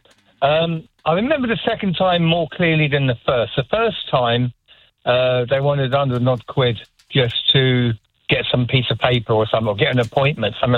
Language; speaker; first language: English; native; English